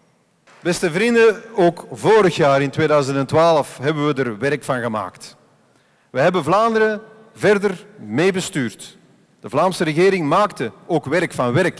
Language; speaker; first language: Dutch; native; Dutch